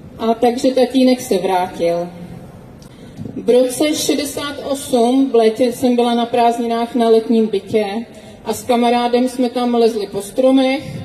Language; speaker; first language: Czech; native; Czech